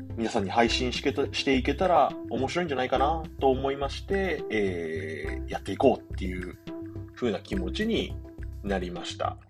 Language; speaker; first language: Japanese; early bilingual, other home language; Chinese